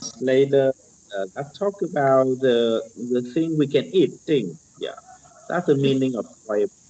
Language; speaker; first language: English; non-native, learner; Vietnamese